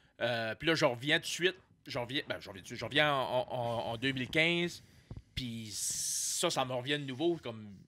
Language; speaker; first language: French; native; French